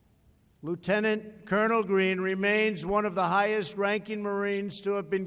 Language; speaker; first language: English; native; English